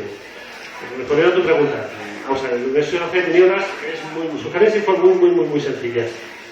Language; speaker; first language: Spanish; native; Spanish